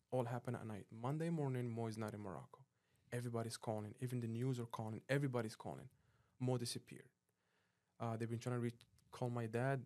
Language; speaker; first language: English; non-native, fluent; Arabic